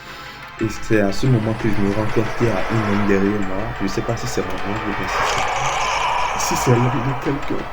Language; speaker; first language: French; native; French